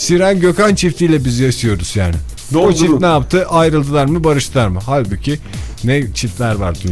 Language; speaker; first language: Turkish; native; Turkish